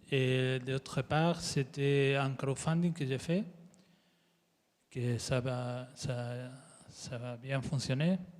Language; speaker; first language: French; non-native, fluent; Spanish